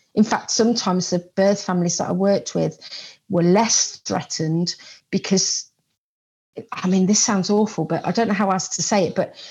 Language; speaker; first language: English; native; English